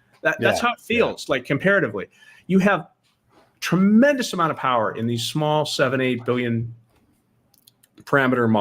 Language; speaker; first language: English; native; English